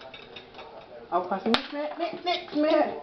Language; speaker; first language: German; non-native, fluent; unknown